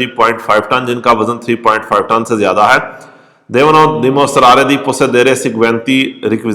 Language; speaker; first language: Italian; non-native, fluent; Urdu